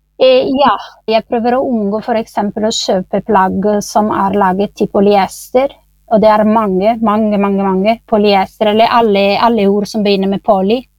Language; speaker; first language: Norwegian; non-native, fluent; Italian